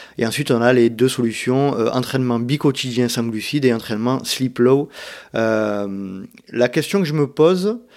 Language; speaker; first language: French; native; French